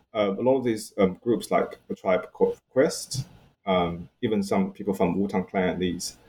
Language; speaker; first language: English; non-native, fluent; Chinese